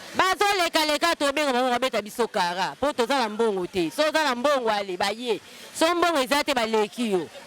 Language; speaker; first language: Lingala; native; Lingala